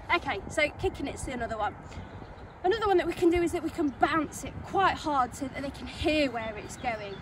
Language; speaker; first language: English; native; English